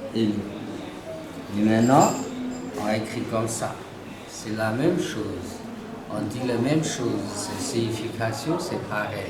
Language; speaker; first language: French; non-native, learner; Chinese